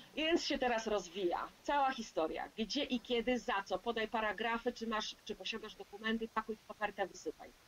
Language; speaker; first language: Polish; native; Polish